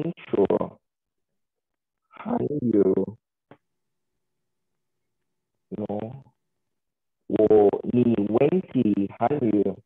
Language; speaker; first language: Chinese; non-native, learner; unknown